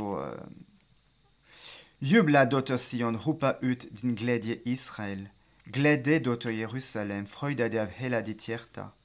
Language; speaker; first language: Swedish; non-native, fluent; French